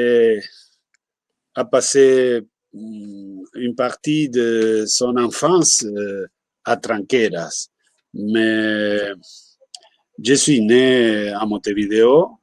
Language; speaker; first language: French; non-native, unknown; Spanish